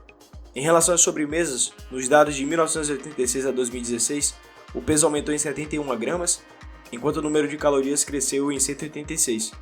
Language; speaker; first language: Portuguese; native; Portuguese